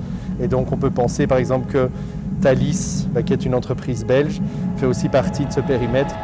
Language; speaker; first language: French; native; French